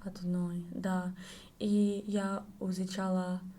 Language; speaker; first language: Russian; non-native, learner; English